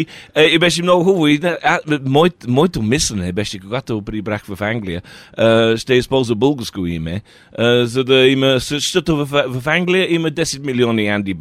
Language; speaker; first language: Bulgarian; non-native, learner; English